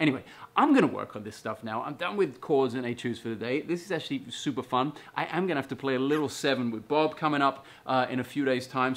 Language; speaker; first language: English; native; English